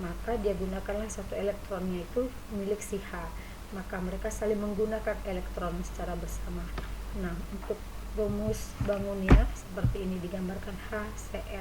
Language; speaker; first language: Indonesian; native; Indonesian